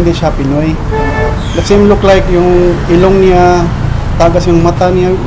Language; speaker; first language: Filipino; early bilingual, other home language; Hindi